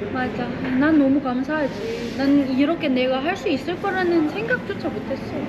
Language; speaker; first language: Korean; non-native, fluent; Indonesian